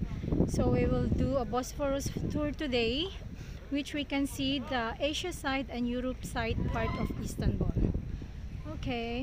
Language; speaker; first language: English; non-native, local second language; Filipino